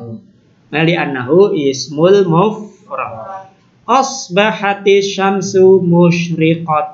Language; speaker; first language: Arabic; non-native, fluent; Indonesian